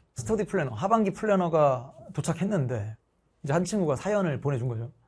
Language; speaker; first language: Korean; native; Korean